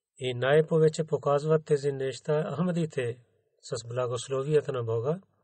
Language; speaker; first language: Bulgarian; non-native, fluent; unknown